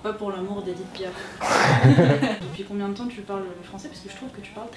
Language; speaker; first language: French; native; French